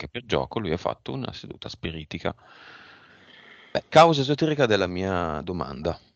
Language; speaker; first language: Italian; native; Italian